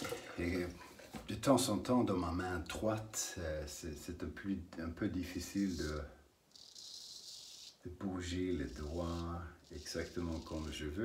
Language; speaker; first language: French; non-native, learner; English